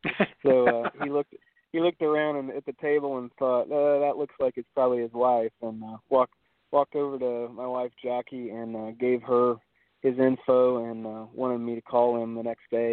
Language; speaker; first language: English; native; English